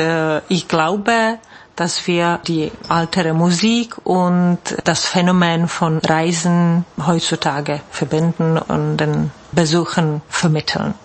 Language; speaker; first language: German; non-native, fluent; Czech